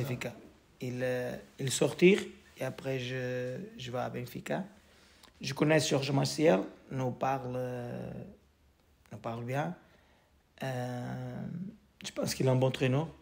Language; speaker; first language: French; non-native, learner; Portuguese